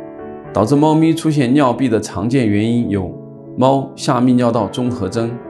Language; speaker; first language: Chinese; native; Chinese